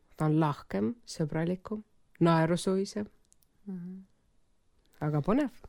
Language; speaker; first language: Estonian; non-native, local second language; Russian